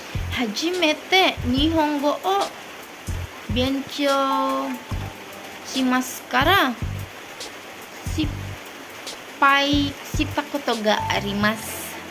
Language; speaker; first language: Japanese; non-native, learner; Indonesian